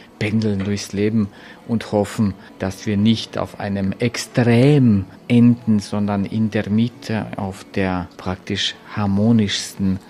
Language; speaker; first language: German; non-native, fluent; Croatian